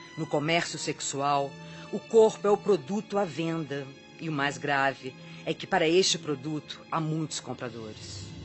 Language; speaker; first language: Portuguese; native; Portuguese